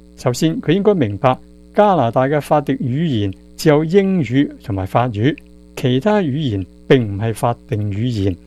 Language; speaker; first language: Chinese; non-native, local second language; Cantonese